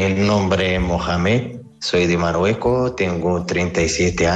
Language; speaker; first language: Spanish; non-native, learner; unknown